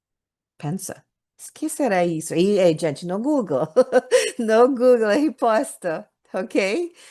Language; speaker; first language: Portuguese; non-native, learner; English